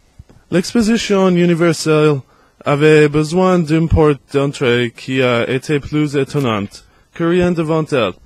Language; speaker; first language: French; non-native, learner; English